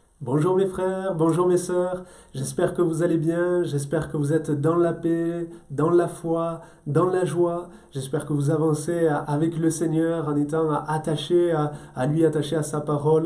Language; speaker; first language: French; native; French